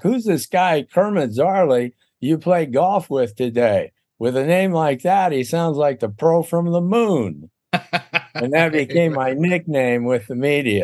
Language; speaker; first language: English; native; English